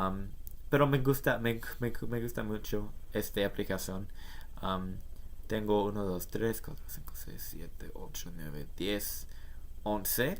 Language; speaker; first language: Spanish; non-native, learner; English